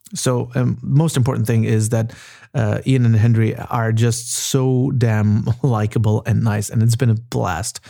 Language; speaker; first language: English; non-native, fluent; German